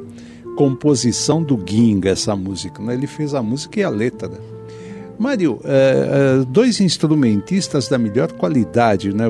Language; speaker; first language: Portuguese; native; Portuguese